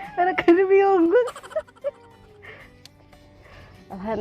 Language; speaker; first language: Arabic; non-native, learner; Indonesian